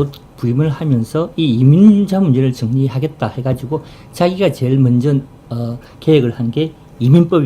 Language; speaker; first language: Korean; native; Korean